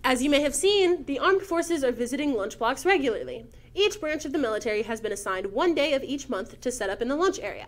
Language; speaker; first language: English; native; English